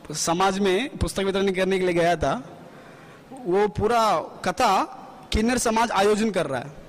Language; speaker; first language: Hindi; non-native, fluent; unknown